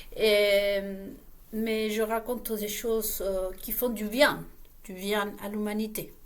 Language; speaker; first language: French; non-native, fluent; Spanish